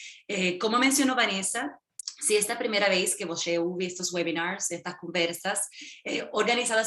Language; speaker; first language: Portuguese; non-native, fluent; Spanish